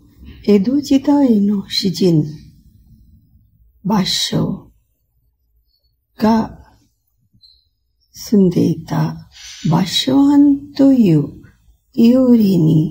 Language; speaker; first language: Japanese; non-native, fluent; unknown